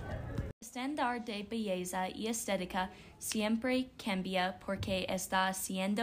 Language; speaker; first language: Spanish; non-native, learner; English